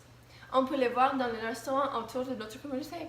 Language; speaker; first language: French; non-native, learner; English